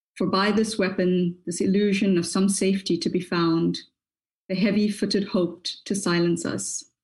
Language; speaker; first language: English; native; English